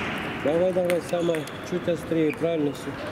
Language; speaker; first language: Russian; native; Russian